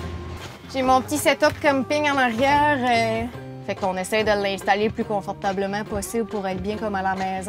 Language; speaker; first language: French; native; French